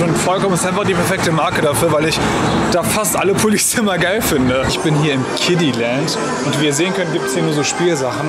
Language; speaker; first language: German; native; German